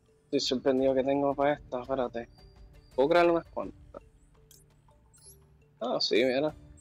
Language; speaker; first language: Spanish; native; Spanish